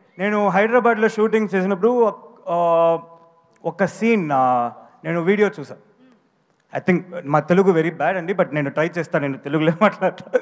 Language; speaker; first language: Telugu; non-native, learner; Tamil